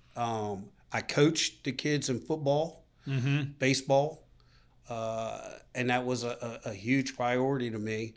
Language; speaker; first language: English; native; English